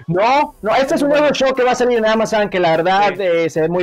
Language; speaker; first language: Spanish; native; Spanish